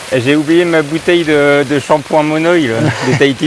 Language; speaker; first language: French; native; French